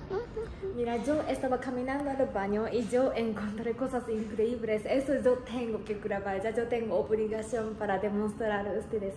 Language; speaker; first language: Spanish; non-native, learner; Japanese